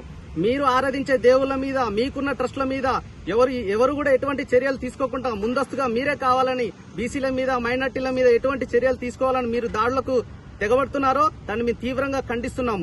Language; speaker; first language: Telugu; native; Telugu